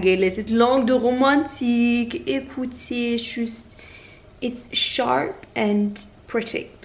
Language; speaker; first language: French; non-native, learner; Norwegian